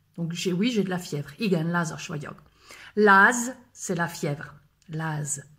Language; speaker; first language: French; native; French